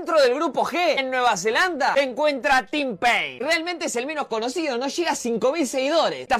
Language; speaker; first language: Spanish; native; Spanish